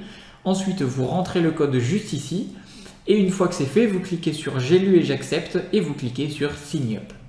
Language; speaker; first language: French; native; French